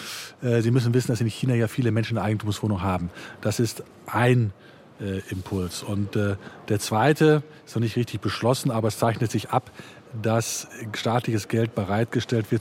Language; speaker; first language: German; native; German